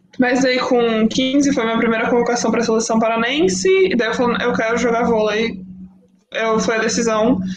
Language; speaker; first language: Portuguese; early bilingual, heritage; Portuguese